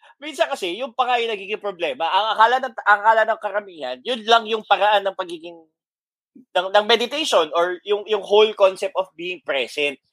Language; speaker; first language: Filipino; native; Filipino